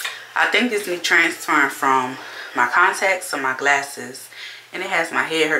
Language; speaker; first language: English; native; English